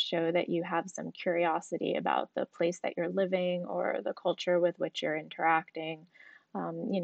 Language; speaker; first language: English; native; English